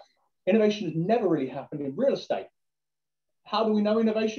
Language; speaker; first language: English; native; English